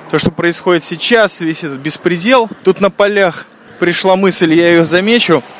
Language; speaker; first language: Russian; native; Russian